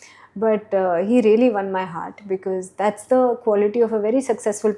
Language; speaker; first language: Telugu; non-native, learner; Hindi